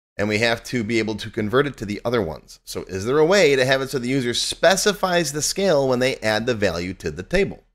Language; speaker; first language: English; native; English